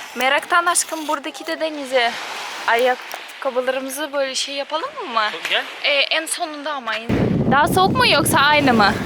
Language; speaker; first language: Turkish; non-native, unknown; Russian